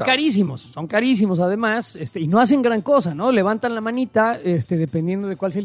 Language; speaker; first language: Spanish; native; Spanish